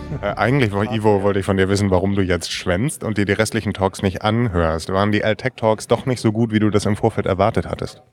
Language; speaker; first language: German; native; German